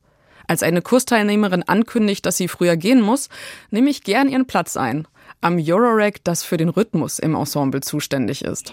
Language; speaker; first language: German; native; German